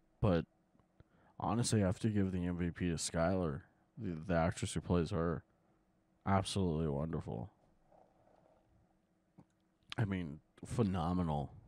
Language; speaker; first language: English; native; English